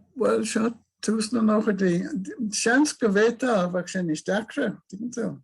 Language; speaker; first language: Irish; native; Irish